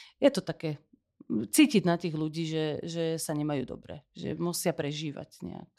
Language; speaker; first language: Slovak; early bilingual, heritage; Slovak